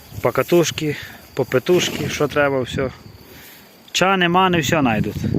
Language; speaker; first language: Ukrainian; native; Ukrainian